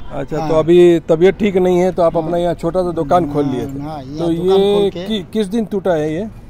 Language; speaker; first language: Hindi; native; Hindi